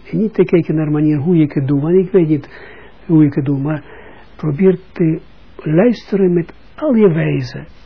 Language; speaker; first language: Dutch; non-native, fluent; Russian